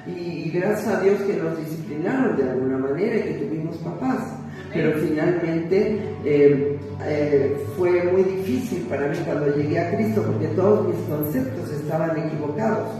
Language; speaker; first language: Spanish; native; Spanish